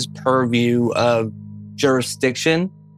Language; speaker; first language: English; native; English